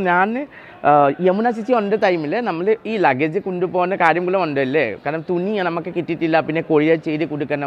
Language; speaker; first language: Malayalam; non-native, fluent; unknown